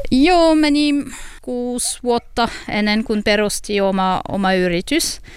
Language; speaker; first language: Finnish; non-native, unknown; French